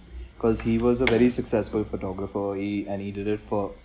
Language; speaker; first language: English; non-native, local second language; Hindi